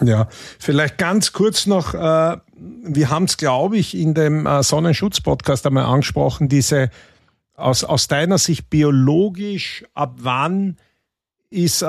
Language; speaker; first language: German; native; German